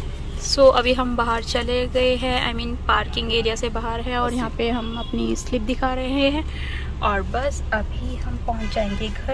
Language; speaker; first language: Hindi; native; Hindi